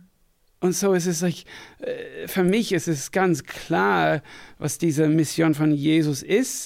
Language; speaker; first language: German; non-native, fluent; English